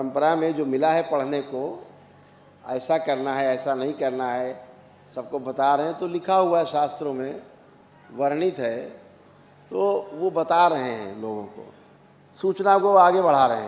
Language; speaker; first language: Hindi; native; Hindi